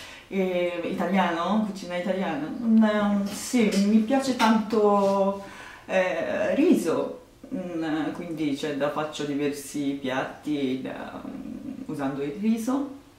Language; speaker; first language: Italian; non-native, fluent; Japanese